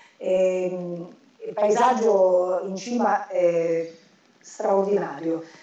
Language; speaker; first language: Italian; native; Italian